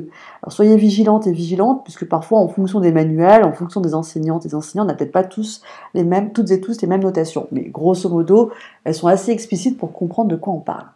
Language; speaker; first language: French; native; French